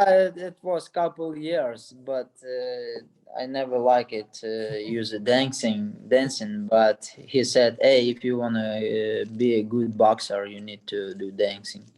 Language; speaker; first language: English; non-native, learner; Russian